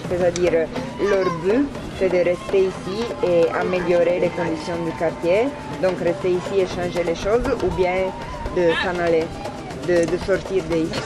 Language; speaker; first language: French; non-native, fluent; Italian